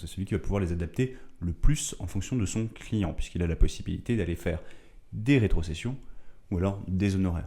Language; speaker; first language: French; native; French